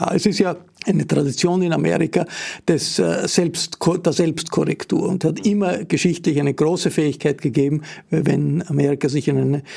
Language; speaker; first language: German; native; German